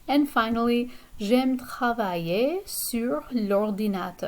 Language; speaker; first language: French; non-native, fluent; English